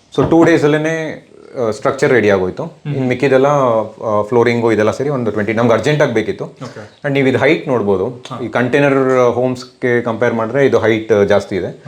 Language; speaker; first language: Kannada; native; Kannada